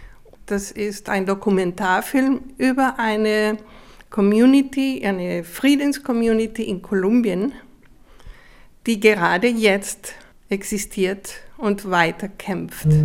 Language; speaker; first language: German; non-native, fluent; Spanish